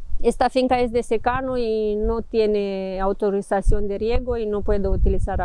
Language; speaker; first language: Spanish; non-native, fluent; Romanian